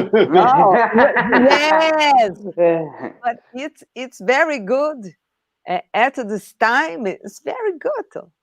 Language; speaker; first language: English; non-native, learner; Portuguese